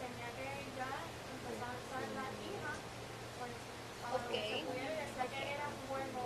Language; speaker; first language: Spanish; native; Spanish